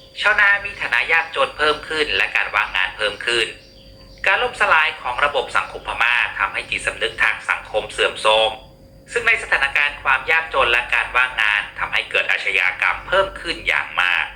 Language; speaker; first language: Thai; native; Thai